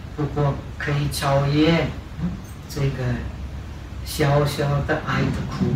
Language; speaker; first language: Chinese; non-native, fluent; Czech